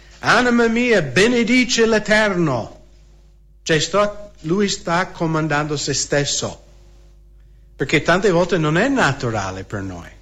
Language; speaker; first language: Italian; non-native, fluent; English